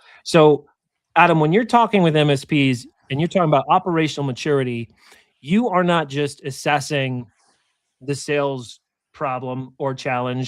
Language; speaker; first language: English; native; English